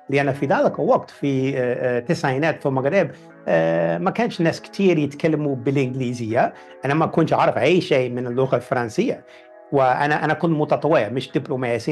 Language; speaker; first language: Arabic; non-native, fluent; English